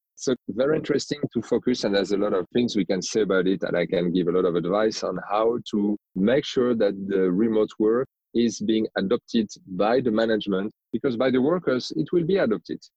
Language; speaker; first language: English; non-native, fluent; French